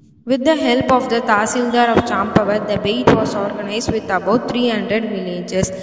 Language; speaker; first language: English; non-native, local second language; Tamil